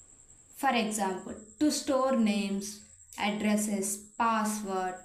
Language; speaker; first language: English; non-native, local second language; Telugu